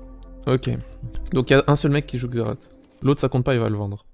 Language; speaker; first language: French; native; French